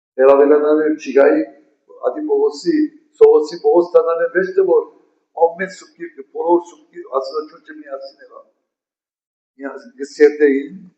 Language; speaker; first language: Armenian; native; Armenian